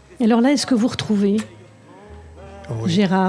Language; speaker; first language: French; native; French